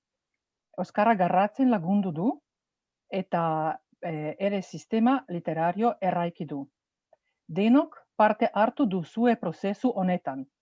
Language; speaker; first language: Basque; non-native, fluent; Slovenian